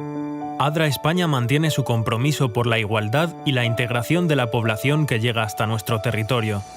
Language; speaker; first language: Spanish; native; Spanish